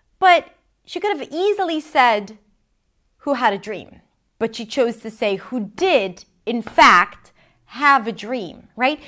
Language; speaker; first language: English; non-native, fluent; Hebrew